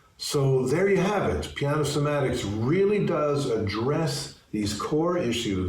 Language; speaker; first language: English; native; English